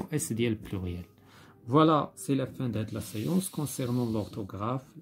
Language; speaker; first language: French; non-native, local second language; Arabic